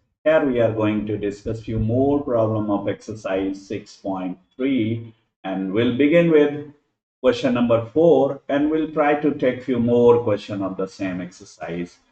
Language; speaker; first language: English; non-native, local second language; Hindi